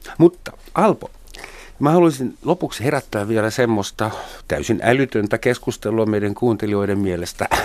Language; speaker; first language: Finnish; non-native, fluent; German